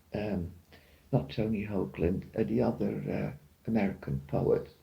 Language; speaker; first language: English; non-native, fluent; Dutch